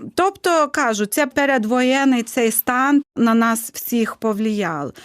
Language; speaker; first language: Ukrainian; non-native, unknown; Lithuanian